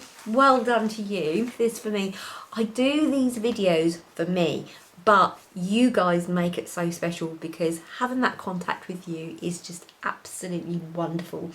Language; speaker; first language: English; native; English